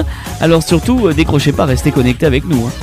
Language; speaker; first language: French; native; French